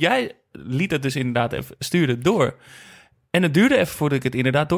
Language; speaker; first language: Dutch; native; Dutch